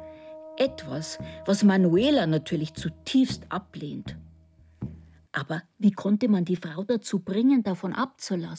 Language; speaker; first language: German; native; German